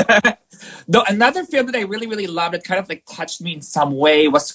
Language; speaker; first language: English; non-native, local second language; Filipino